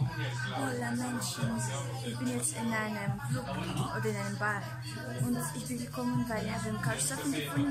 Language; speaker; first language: German; non-native, fluent; Russian